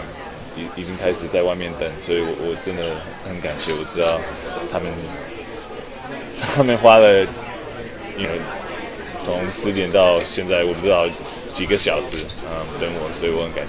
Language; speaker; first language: Chinese; early bilingual, heritage; English